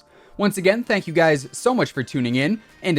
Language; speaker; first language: English; native; English